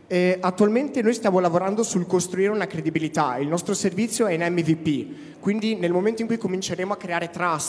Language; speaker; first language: Italian; native; Italian